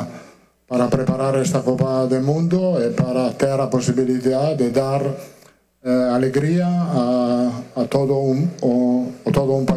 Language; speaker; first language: Portuguese; non-native, learner; Italian